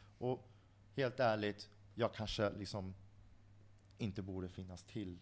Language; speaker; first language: Swedish; early bilingual, other home language; Central Kurdish